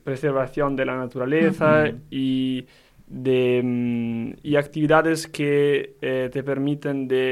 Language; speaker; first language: Spanish; non-native, learner; Italian